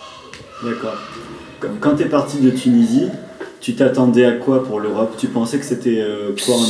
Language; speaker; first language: French; native; French